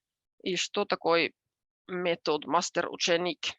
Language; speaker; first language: Russian; non-native, fluent; Finnish